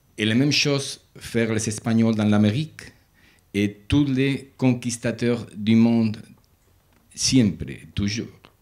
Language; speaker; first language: French; non-native, learner; Spanish